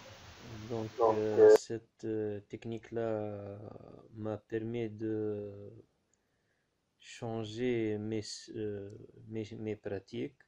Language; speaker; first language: French; non-native, local second language; Arabic